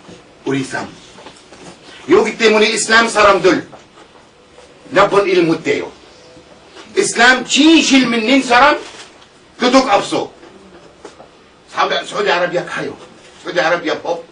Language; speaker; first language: Korean; non-native, learner; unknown